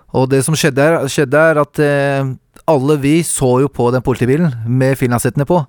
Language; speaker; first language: Norwegian; early bilingual, other home language; Kurdish